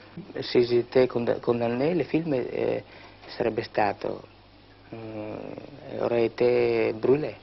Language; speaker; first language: French; non-native, local second language; Italian